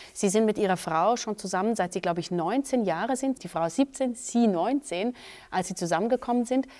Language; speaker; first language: German; native; German